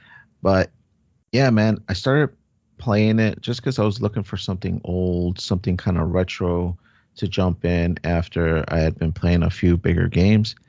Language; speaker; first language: English; native; English